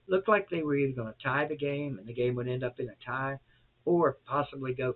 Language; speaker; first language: English; native; English